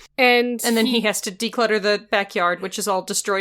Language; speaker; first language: English; native; English